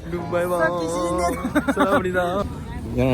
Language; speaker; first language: Korean; non-native, fluent; Japanese